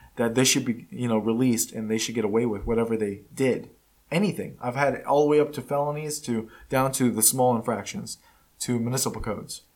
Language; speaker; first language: English; early bilingual, other home language; Spanish